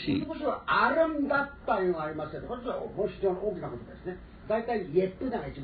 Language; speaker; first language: Japanese; native; Japanese